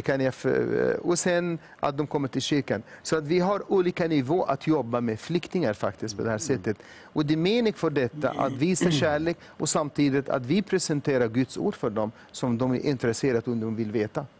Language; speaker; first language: Swedish; non-native, fluent; Arabic